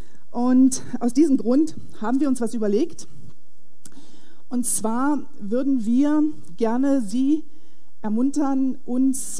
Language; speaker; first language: German; native; German